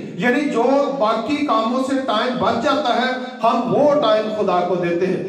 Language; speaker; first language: Urdu; non-native, local second language; Punjabi